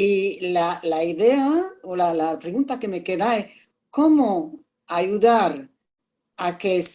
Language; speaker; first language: Spanish; non-native, fluent; French